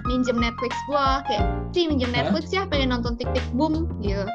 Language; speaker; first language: Indonesian; non-native, local second language; Chinese